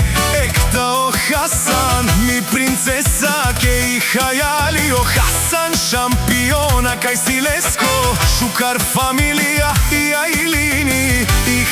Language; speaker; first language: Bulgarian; non-native, local second language; Romany